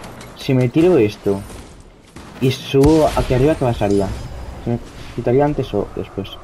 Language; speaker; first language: Spanish; native; Spanish